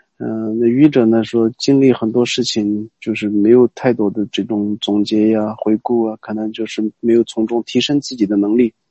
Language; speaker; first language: Chinese; non-native, local second language; Tibetan